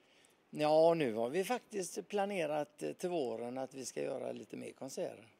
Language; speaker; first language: Swedish; native; Swedish